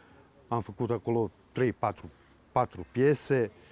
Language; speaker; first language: Romanian; early bilingual, heritage; Serbian